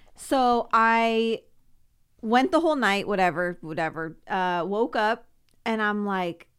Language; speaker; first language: English; native; English